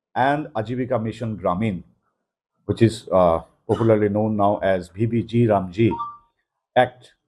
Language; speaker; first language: English; non-native, local second language; Assamese